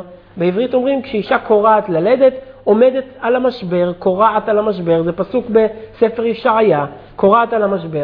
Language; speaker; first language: Hebrew; native; Hebrew